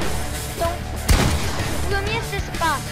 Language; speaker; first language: French; non-native, learner; English